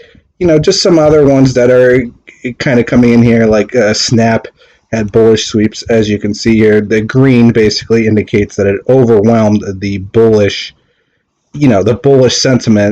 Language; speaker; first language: English; native; English